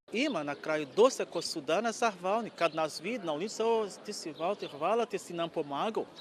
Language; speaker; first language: Bosnian; non-native, learner; Portuguese